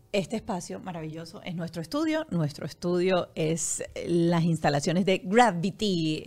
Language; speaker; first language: Spanish; native; Spanish